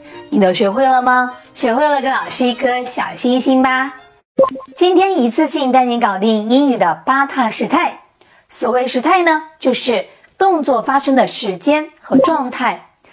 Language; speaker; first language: Chinese; native; Chinese